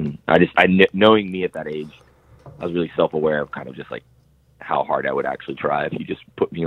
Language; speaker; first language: English; native; English